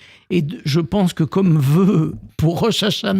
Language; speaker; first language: French; native; French